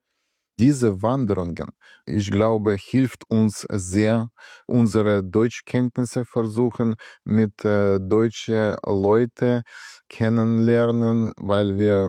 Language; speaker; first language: German; non-native, learner; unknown